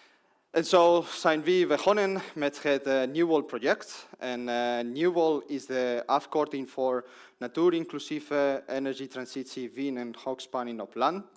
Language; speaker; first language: Dutch; non-native, learner; Spanish